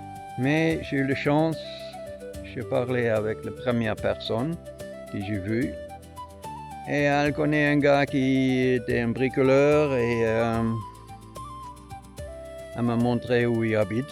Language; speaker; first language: French; non-native, learner; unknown